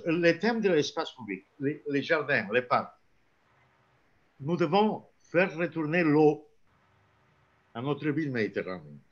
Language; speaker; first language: French; non-native, fluent; Spanish